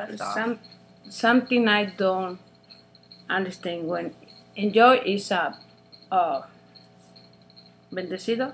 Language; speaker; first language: English; non-native, learner; Spanish